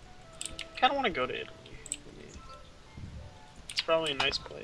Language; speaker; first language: English; native; English